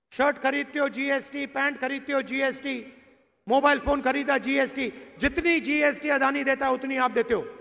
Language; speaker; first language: Hindi; native; Hindi